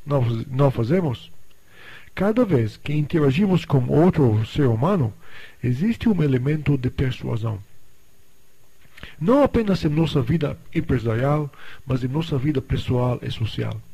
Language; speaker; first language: Portuguese; non-native, fluent; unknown